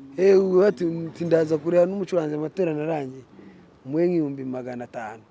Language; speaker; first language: Kinyarwanda; early bilingual, other home language; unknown